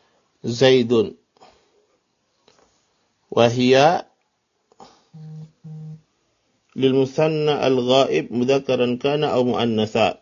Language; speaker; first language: Arabic; non-native, fluent; Indonesian